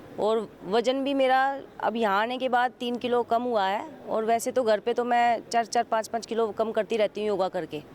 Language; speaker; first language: Hindi; native; Hindi